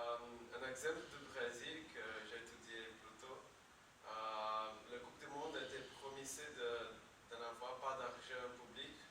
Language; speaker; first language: French; non-native, learner; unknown